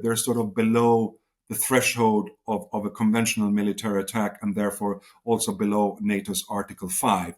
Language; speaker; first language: English; non-native, fluent; Swedish